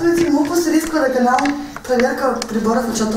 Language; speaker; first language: Russian; native; Russian